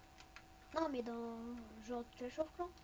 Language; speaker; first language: French; native; French